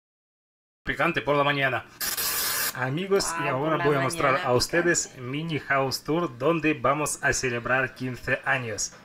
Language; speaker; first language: Spanish; non-native, fluent; Russian